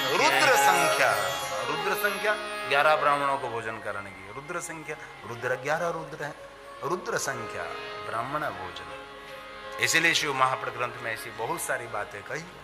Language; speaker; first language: Hindi; non-native, local second language; Gujarati